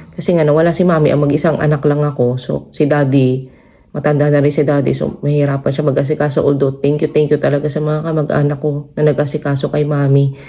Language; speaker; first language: Filipino; non-native, local second language; Cebuano